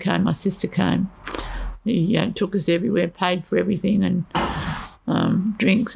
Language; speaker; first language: English; native; English